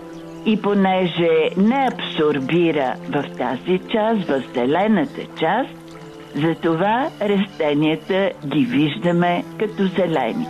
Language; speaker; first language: Bulgarian; native; Bulgarian